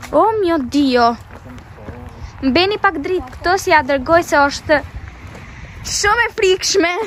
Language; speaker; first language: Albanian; early bilingual, heritage; Italian